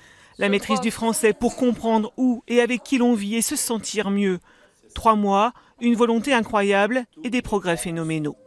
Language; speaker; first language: French; native; French